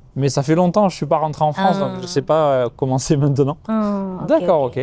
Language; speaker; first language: French; native; French